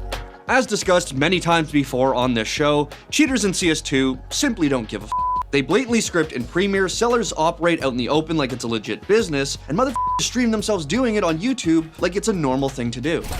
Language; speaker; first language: English; native; English